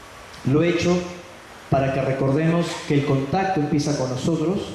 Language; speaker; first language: Spanish; native; Spanish